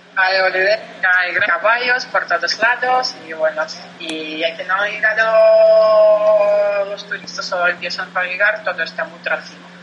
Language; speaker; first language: Spanish; non-native, fluent; Russian